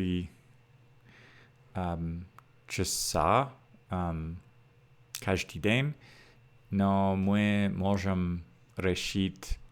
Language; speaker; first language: Russian; non-native, learner; English